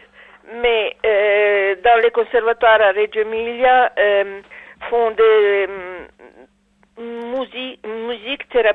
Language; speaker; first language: French; non-native, learner; Italian